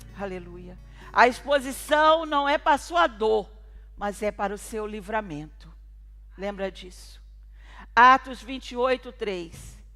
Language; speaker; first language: Portuguese; native; Portuguese